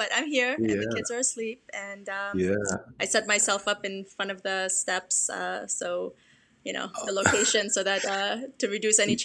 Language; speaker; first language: English; early bilingual, other home language; Persian